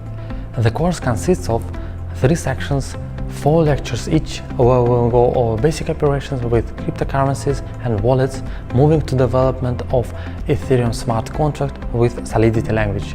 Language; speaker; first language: English; non-native, fluent; Russian